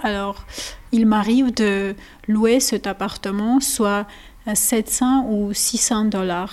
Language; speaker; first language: French; non-native, learner; Georgian